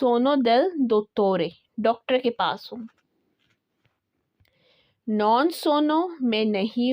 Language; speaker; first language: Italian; non-native, learner; Urdu